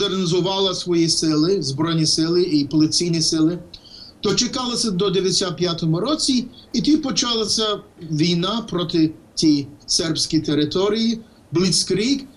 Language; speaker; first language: Ukrainian; non-native, fluent; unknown